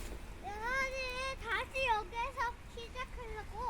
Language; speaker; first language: Korean; non-native, local second language; Mongolian